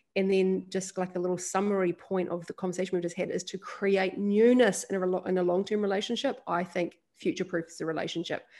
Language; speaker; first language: English; native; English